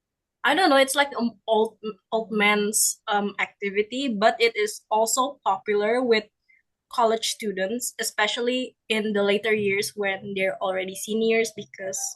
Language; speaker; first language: English; non-native, fluent; Indonesian